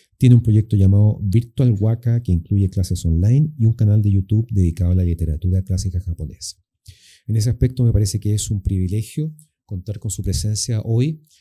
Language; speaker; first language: Spanish; native; Spanish